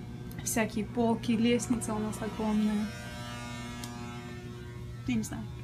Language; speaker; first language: Russian; early bilingual, heritage; Russian